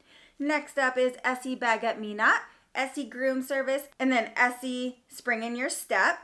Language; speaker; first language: English; native; English